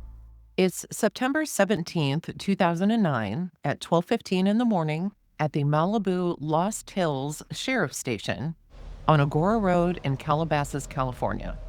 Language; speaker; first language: English; native; English